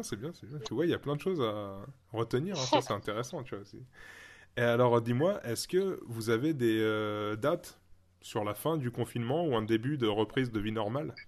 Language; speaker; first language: French; native; French